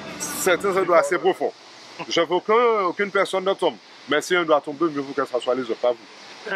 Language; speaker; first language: French; native; French